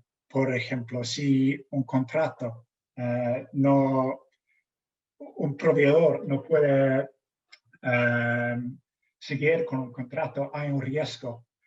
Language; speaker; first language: Spanish; non-native, fluent; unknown